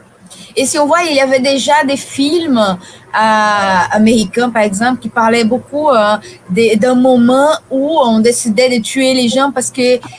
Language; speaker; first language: French; non-native, fluent; Portuguese